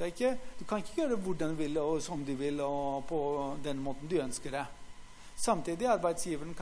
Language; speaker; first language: Norwegian; non-native, fluent; Greek